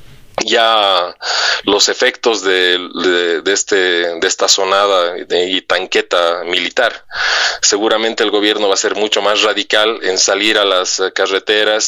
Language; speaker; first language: Spanish; native; Spanish